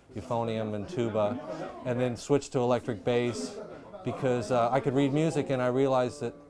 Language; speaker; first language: English; native; English